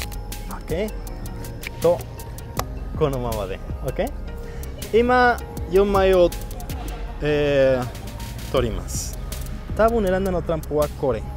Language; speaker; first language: Japanese; non-native, learner; Spanish